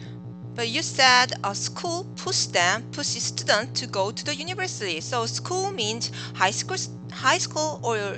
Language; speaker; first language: English; non-native, learner; Korean